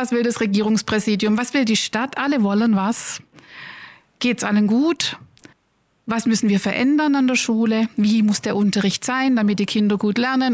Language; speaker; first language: German; native; German